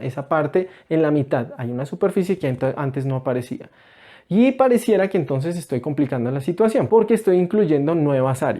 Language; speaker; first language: Spanish; native; Spanish